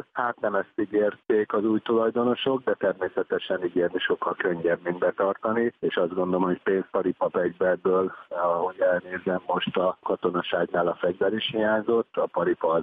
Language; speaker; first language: Hungarian; native; Hungarian